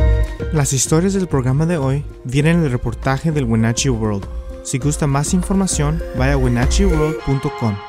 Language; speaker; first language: Spanish; native; Spanish